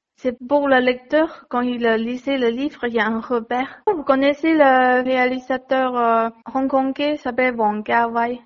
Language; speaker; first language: French; non-native, learner; Chinese